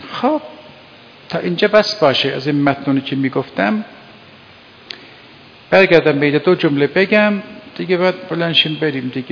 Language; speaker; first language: Persian; native; Persian